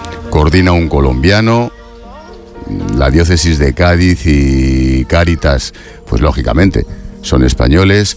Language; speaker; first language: Spanish; native; Spanish